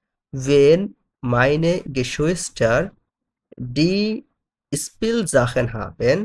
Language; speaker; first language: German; non-native, fluent; Bangla